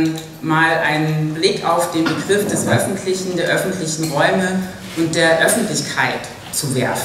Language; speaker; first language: German; native; German